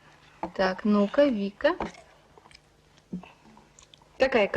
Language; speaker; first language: Russian; native; Russian